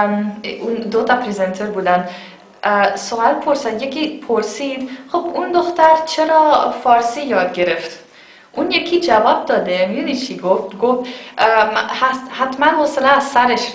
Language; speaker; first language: Persian; non-native, fluent; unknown